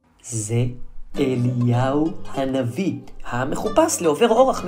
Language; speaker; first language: Hebrew; native; Hebrew